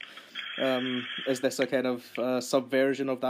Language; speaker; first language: English; native; English